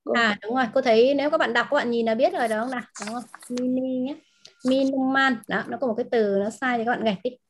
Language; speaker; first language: Vietnamese; native; Vietnamese